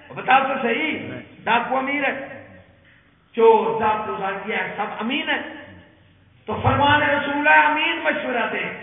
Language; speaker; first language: Urdu; non-native, local second language; Punjabi